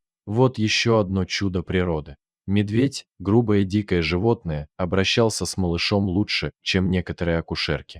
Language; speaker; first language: Russian; native; Russian